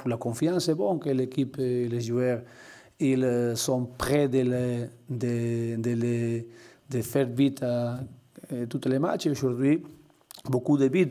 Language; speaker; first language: French; non-native, learner; Spanish